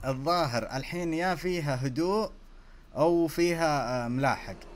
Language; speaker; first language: Arabic; native; Arabic